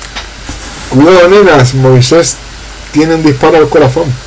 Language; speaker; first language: Spanish; native; Spanish